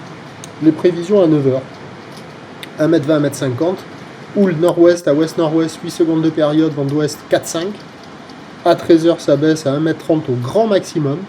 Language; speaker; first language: French; native; French